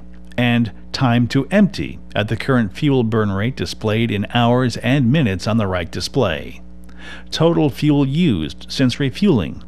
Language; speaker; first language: English; native; English